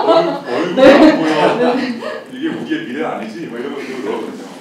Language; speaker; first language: Korean; native; Korean